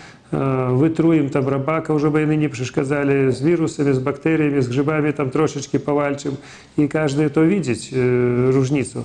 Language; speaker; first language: Polish; non-native, fluent; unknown